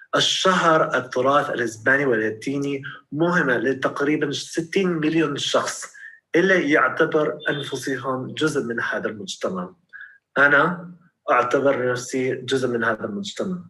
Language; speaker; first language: Arabic; non-native, learner; English